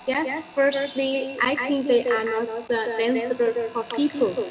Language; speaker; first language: English; non-native, learner; Vietnamese